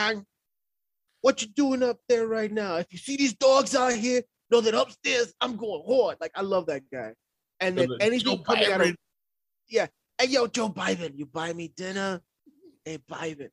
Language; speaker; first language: English; native; English